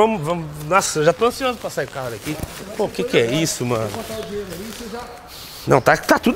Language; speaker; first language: Portuguese; native; Portuguese